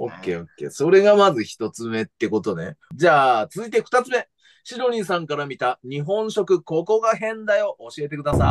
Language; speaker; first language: Japanese; native; Japanese